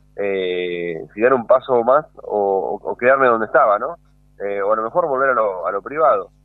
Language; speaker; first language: Spanish; native; Spanish